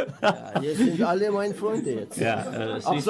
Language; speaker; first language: German; non-native, learner; Turkish